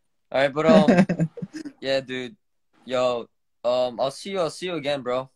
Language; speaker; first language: English; early bilingual, other home language; Korean